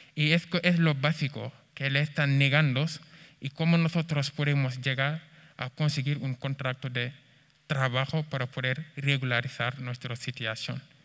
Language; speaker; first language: Spanish; non-native, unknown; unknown